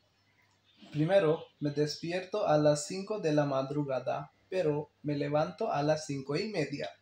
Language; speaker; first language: Spanish; non-native, learner; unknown